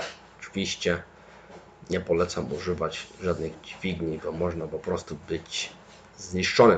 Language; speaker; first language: Polish; early bilingual, heritage; Polish